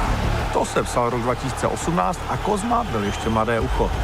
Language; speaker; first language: Czech; native; Czech